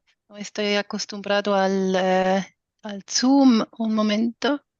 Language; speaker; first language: Spanish; non-native, fluent; German